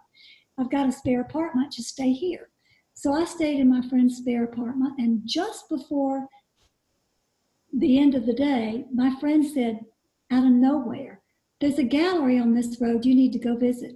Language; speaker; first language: English; native; English